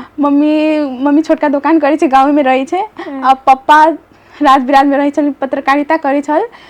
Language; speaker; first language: Maithili; native; Maithili